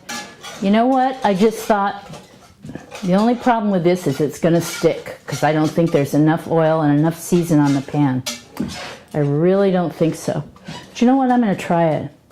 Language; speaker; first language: English; native; English